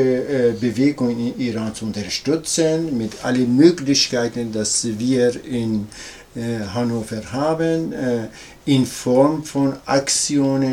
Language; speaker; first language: German; non-native, learner; Persian